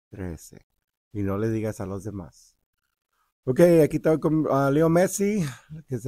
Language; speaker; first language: Spanish; early bilingual, heritage; Spanish